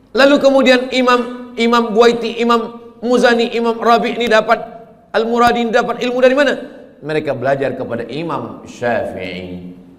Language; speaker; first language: Malay; native; Malay